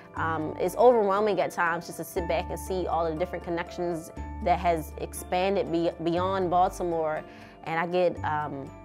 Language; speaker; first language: English; native; English